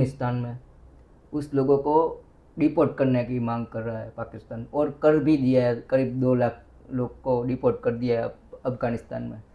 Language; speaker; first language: Hindi; non-native, local second language; Gujarati